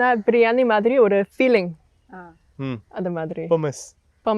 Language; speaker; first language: Tamil; non-native, learner; German